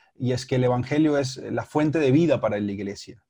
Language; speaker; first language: Spanish; native; Spanish